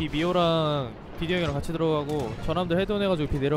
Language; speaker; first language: Korean; native; Korean